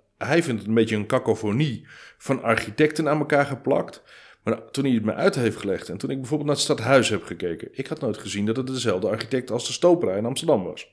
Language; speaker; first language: Dutch; native; Dutch